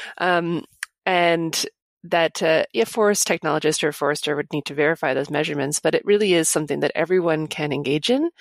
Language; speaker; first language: English; native; English